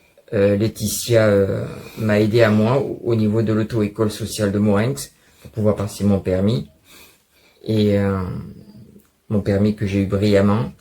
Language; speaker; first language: French; native; French